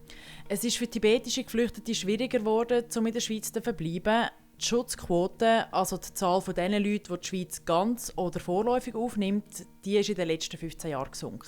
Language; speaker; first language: German; native; German